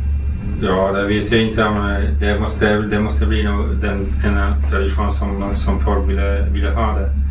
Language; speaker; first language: Swedish; non-native, fluent; Polish